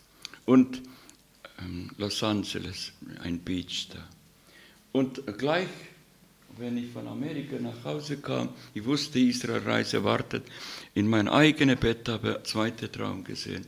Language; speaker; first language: German; non-native, learner; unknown